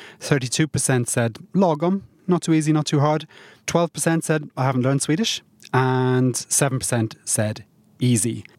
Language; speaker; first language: English; native; English